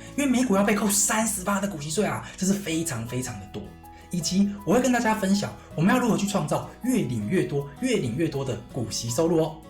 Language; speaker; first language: Chinese; native; Chinese